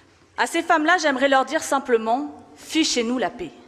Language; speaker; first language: French; native; French